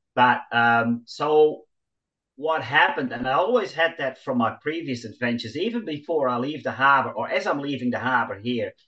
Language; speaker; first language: English; non-native, fluent; Dutch